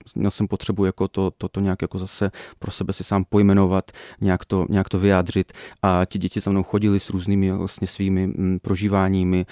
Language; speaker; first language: Czech; early bilingual, other home language; Russian